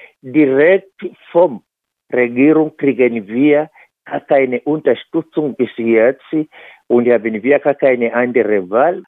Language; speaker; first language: German; non-native, fluent; Swahili